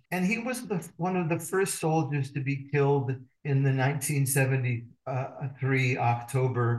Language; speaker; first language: English; native; English